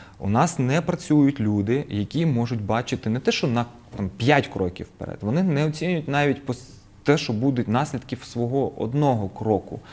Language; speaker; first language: Ukrainian; non-native, local second language; Russian